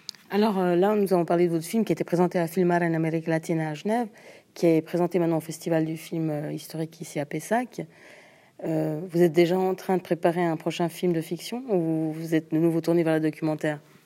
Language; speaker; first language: French; native; French